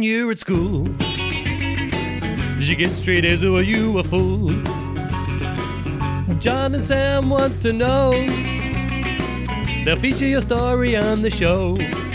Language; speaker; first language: English; native; English